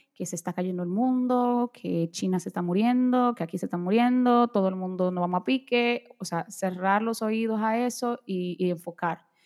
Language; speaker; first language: Spanish; early bilingual, other home language; Portuguese